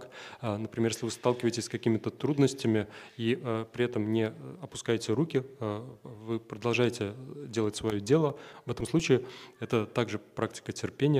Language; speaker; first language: Russian; native; Russian